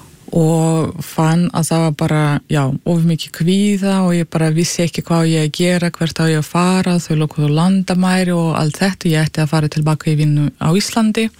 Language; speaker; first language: Icelandic; non-native, fluent; Russian